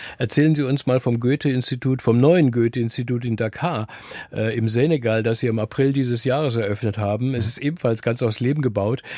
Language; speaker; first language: German; native; German